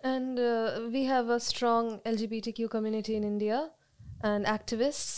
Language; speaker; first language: English; non-native, local second language; Bangla